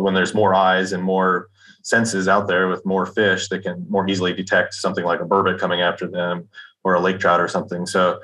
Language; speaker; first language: English; native; English